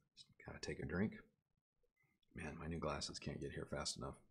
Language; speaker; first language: English; native; English